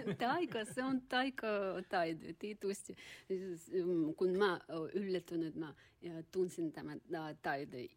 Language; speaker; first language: Finnish; non-native, learner; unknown